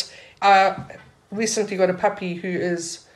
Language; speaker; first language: English; native; English